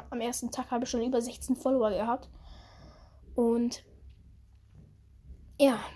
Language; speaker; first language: German; early bilingual, other home language; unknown